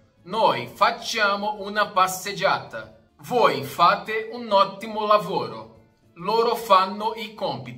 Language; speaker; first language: Italian; non-native, fluent; Portuguese